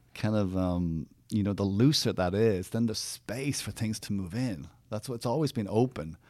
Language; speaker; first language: English; native; English